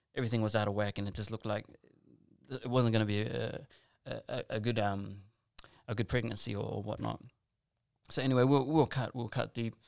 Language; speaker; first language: English; native; English